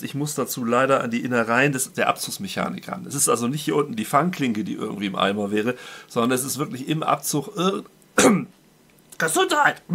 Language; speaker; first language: German; native; German